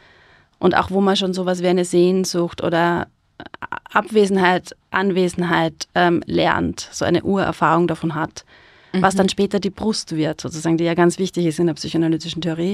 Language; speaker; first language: German; native; German